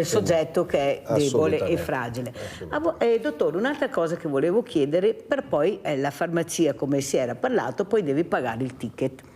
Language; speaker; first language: Italian; native; Italian